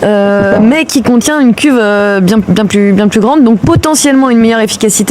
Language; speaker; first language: French; native; French